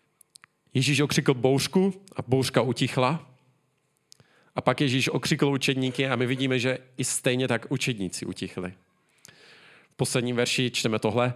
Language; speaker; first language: Czech; native; Czech